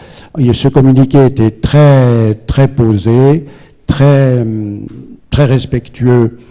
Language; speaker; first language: French; native; French